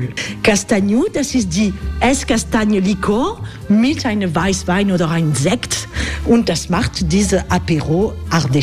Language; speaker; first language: German; non-native, learner; French